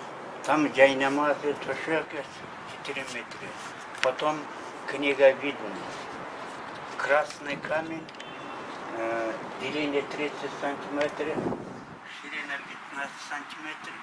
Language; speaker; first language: Russian; non-native, local second language; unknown